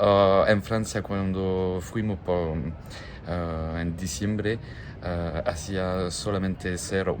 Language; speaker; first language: Spanish; non-native, learner; French